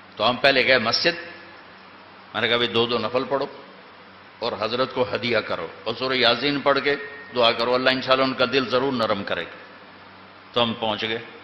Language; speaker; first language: Urdu; non-native, local second language; Punjabi